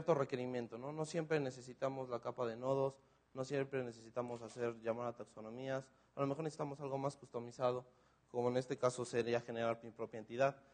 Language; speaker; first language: Spanish; native; Spanish